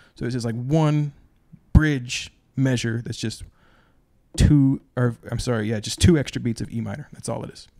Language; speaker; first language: English; native; English